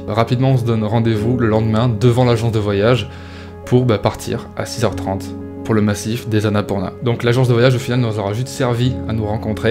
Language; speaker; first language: French; native; French